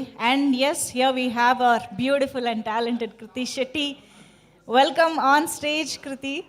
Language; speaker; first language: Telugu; native; Telugu